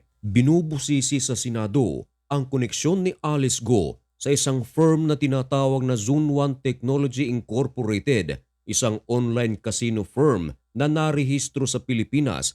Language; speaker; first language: Filipino; native; Filipino